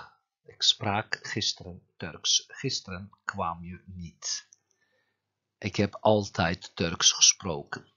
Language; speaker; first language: Dutch; non-native, fluent; Turkish